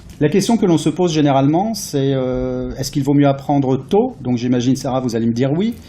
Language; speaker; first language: French; native; French